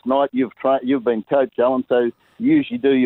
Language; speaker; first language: English; native; English